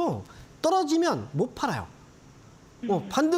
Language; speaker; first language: Korean; native; Korean